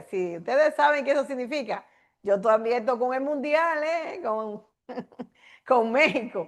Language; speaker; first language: Spanish; native; Spanish